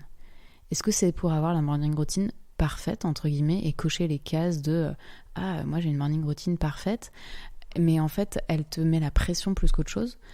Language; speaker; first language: French; native; French